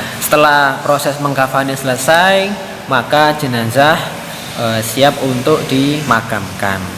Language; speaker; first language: Indonesian; native; Indonesian